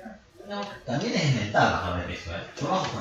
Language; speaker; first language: Spanish; native; Spanish